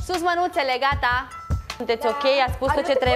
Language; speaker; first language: Romanian; native; Romanian